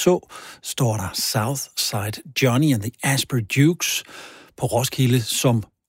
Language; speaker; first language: Danish; native; Danish